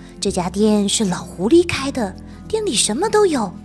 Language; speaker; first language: Chinese; native; Chinese